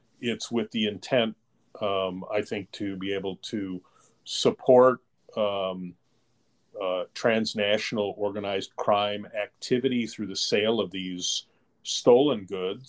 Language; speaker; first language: English; native; English